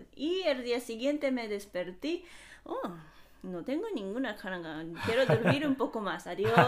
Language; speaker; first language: Spanish; non-native, fluent; Japanese